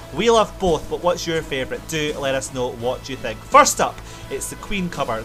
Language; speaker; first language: English; native; English